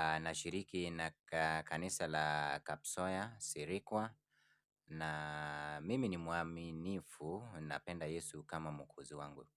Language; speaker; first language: Swahili; non-native, local second language; Luo (Kenya and Tanzania)